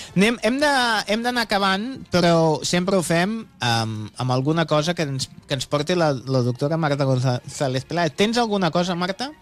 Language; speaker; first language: Catalan; native; Catalan